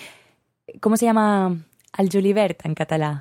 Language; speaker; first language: Spanish; native; Spanish